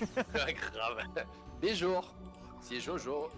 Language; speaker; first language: French; native; French